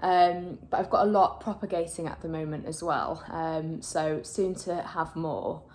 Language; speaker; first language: English; native; English